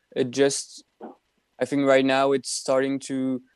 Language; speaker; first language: English; non-native, fluent; French